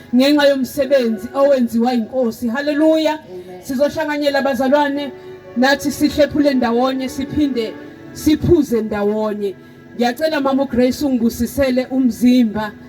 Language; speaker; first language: Zulu; native; Zulu